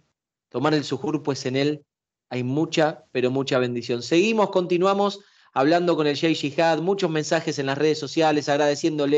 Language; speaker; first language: Spanish; native; Spanish